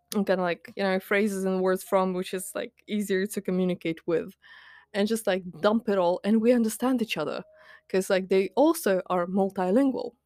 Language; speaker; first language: English; non-native, fluent; Latvian